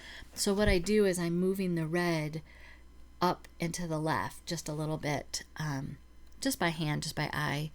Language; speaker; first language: English; native; English